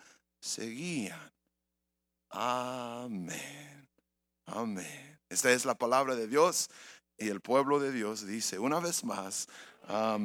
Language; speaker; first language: Spanish; early bilingual, heritage; English